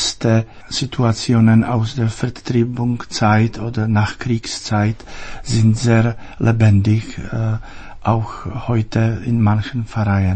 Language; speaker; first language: German; non-native, fluent; Czech